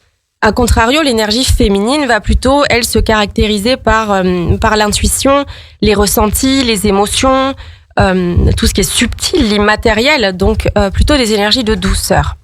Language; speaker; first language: French; native; French